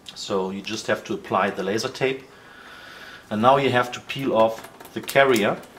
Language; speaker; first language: English; non-native, fluent; German